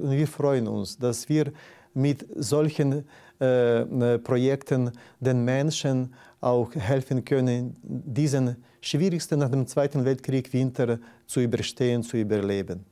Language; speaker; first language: German; non-native, fluent; Ukrainian